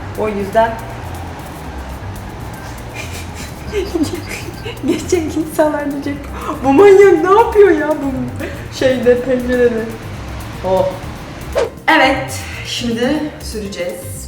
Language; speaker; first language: Turkish; non-native, fluent; Portuguese